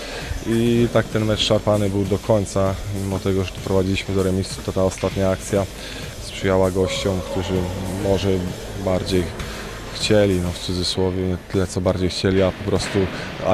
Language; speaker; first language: Polish; native; Polish